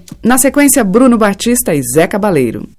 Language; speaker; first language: Portuguese; native; Portuguese